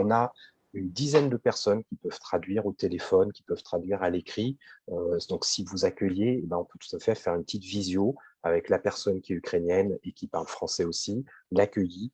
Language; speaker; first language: French; native; French